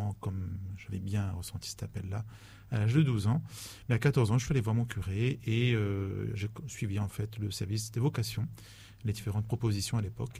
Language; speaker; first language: French; native; French